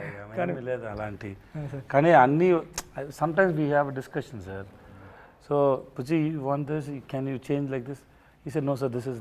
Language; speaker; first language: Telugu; non-native, learner; Tamil